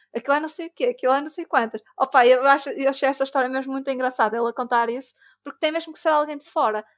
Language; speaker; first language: Portuguese; native; Portuguese